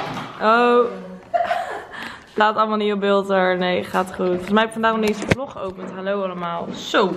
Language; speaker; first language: Dutch; native; Dutch